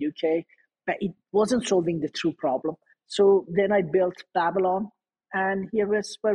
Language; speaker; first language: English; non-native, fluent; Persian